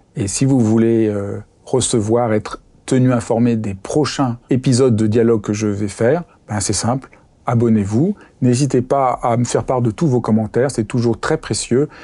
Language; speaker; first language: French; native; French